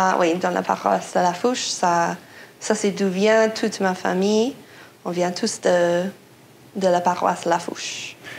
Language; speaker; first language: French; non-native, local second language; English